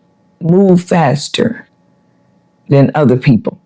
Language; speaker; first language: English; native; English